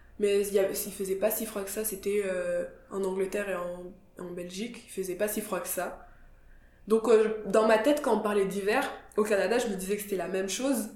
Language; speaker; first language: French; non-native, local second language; Kinyarwanda